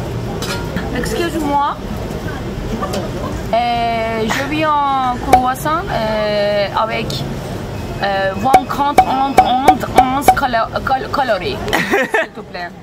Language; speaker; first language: French; non-native, learner; Turkish